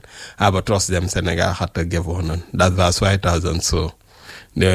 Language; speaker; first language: German; non-native, learner; French